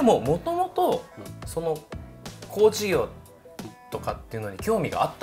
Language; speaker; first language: Japanese; native; Japanese